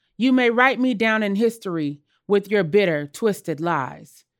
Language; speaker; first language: English; native; English